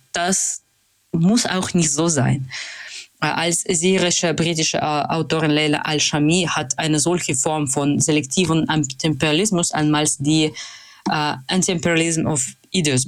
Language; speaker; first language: German; non-native, fluent; Russian